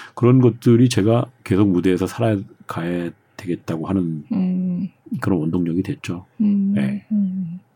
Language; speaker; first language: Korean; native; Korean